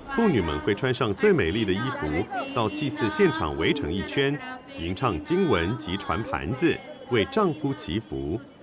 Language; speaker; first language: Chinese; native; Chinese